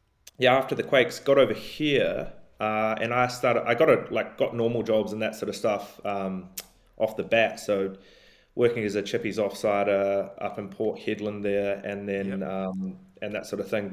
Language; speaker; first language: English; native; English